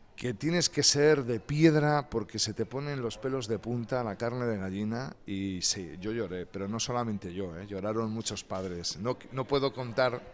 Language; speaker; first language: Spanish; native; Spanish